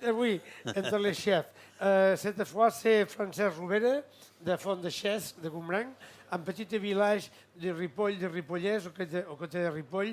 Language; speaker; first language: French; non-native, fluent; Catalan